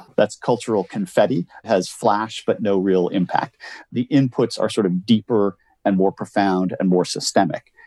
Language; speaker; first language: English; native; English